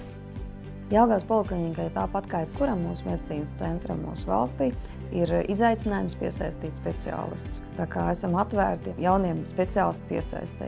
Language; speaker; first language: Latvian; native; Latvian